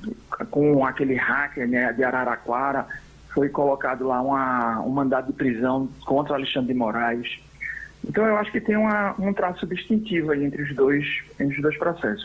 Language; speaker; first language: Portuguese; native; Portuguese